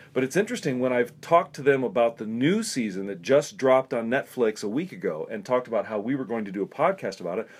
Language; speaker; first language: English; native; English